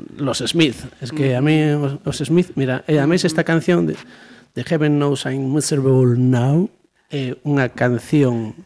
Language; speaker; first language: Galician; native; Galician